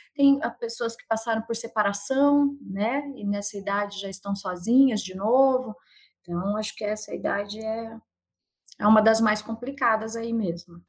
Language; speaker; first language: Portuguese; native; Portuguese